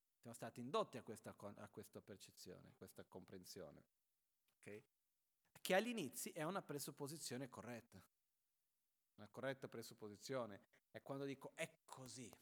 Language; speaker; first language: Italian; non-native, fluent; Portuguese